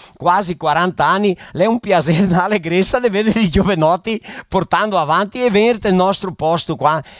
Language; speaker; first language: Italian; early bilingual, heritage; Italian